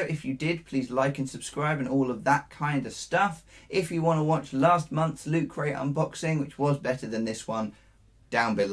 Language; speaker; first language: English; native; English